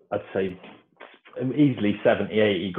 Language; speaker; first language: English; native; English